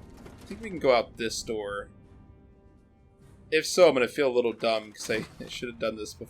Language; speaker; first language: English; native; English